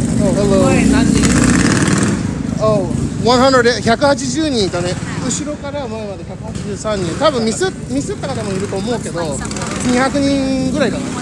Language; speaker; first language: Japanese; early bilingual, heritage; Japanese